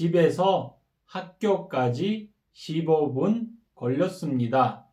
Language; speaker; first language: Korean; non-native, fluent; Kyrgyz